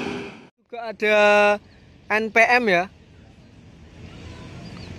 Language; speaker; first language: Indonesian; native; Indonesian